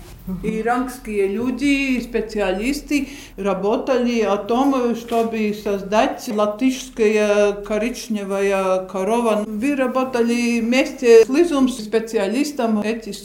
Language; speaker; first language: Russian; non-native, local second language; Latvian